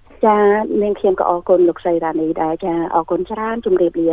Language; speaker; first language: Khmer; native; Khmer